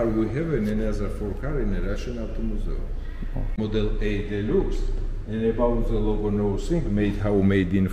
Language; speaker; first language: English; non-native, learner; Georgian